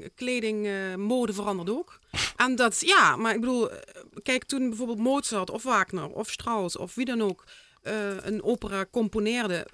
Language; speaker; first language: Dutch; native; Dutch